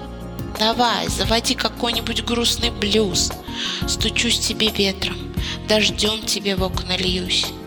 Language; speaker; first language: Russian; native; Russian